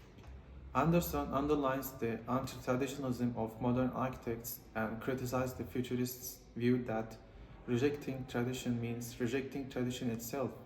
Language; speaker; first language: English; non-native, learner; Turkish